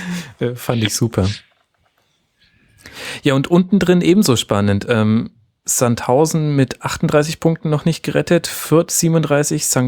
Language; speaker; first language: German; native; German